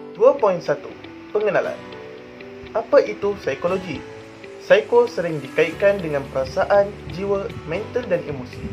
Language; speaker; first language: Malay; native; Malay